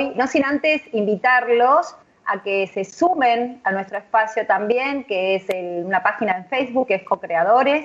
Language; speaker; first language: Spanish; native; Spanish